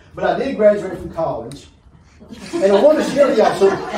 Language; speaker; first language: English; native; English